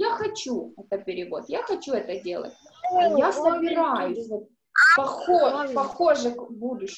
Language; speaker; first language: Russian; native; Russian